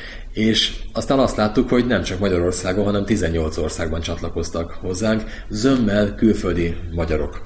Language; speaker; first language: Hungarian; native; Hungarian